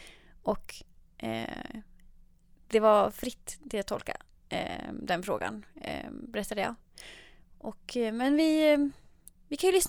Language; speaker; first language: Swedish; native; Swedish